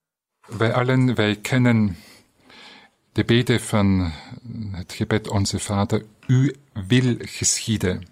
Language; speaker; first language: Dutch; non-native, fluent; German